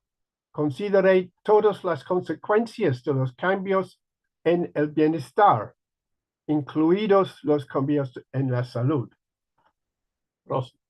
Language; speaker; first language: Spanish; non-native, learner; English